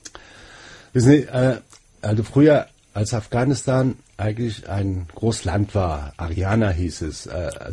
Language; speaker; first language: German; non-native, fluent; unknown